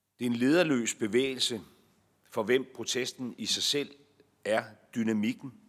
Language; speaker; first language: Danish; native; Danish